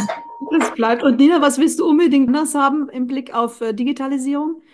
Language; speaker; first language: German; native; German